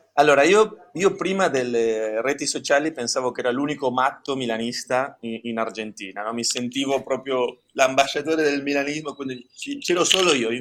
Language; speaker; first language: Italian; early bilingual, heritage; Italian